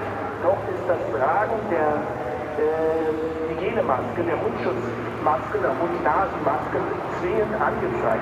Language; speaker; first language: German; native; German